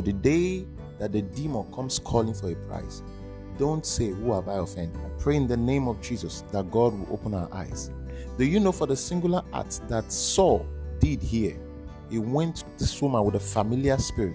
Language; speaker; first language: English; non-native, local second language; Bini